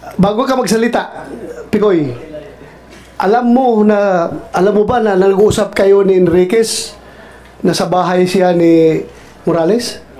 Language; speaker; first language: Filipino; non-native, local second language; Cebuano